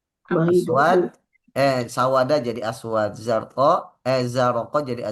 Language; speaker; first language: Arabic; non-native, fluent; Indonesian